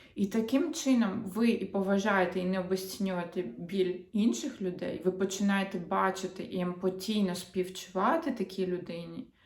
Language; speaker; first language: Ukrainian; non-native, local second language; Russian